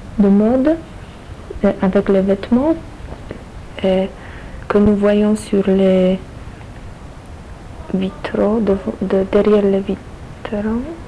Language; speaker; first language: French; non-native, learner; Polish